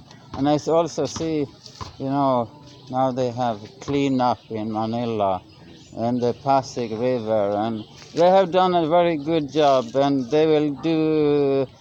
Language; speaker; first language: English; non-native, learner; Norwegian